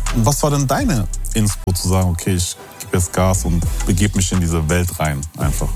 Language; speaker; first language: German; native; German